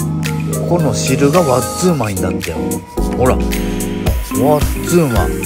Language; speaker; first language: Japanese; native; Japanese